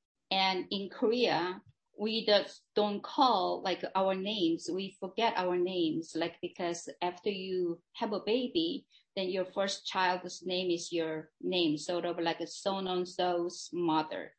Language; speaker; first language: English; non-native, fluent; Korean